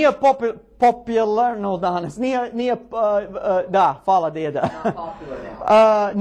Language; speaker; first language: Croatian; non-native, learner; English